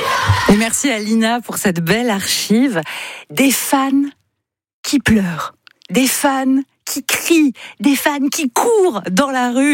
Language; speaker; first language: French; native; French